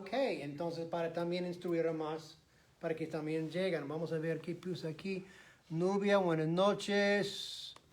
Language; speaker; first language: Spanish; non-native, fluent; English